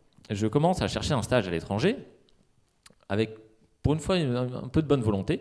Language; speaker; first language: French; native; French